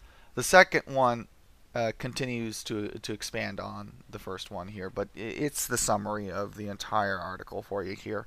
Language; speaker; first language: English; native; English